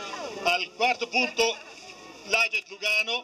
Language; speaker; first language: Italian; native; Italian